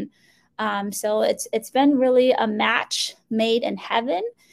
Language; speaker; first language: English; early bilingual, other home language; Somali